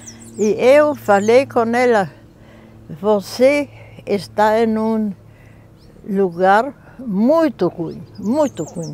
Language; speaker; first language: Portuguese; non-native, fluent; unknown